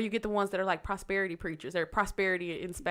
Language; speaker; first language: English; native; English